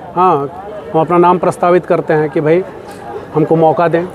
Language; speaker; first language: Hindi; native; Hindi